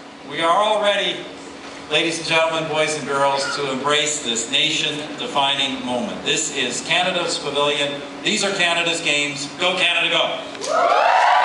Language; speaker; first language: English; native; English